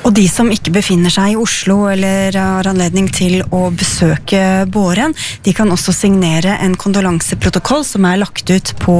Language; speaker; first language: Norwegian; native; Norwegian